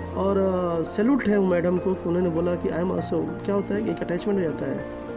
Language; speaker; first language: Hindi; native; Hindi